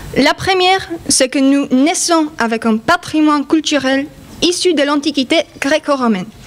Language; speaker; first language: French; non-native, fluent; Polish